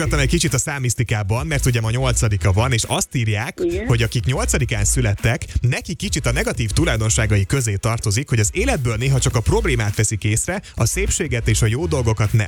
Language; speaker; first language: Hungarian; native; Hungarian